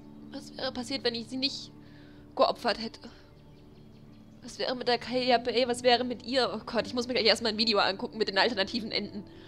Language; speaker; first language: German; native; German